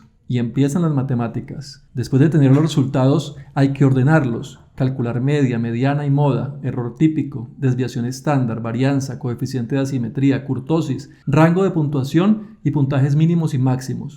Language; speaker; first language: Spanish; native; Spanish